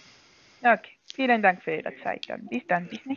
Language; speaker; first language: German; non-native, fluent; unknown